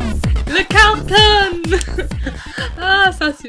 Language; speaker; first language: French; non-native, learner; English